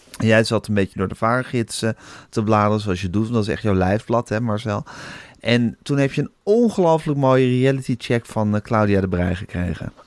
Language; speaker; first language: Dutch; native; Dutch